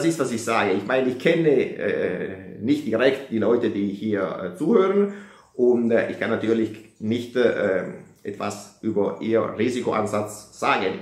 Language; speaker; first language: German; non-native, fluent; Italian